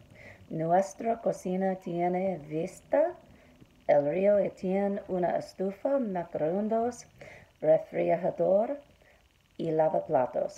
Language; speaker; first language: Spanish; non-native, learner; English